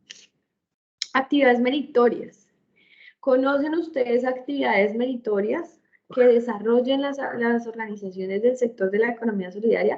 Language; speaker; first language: Spanish; native; Spanish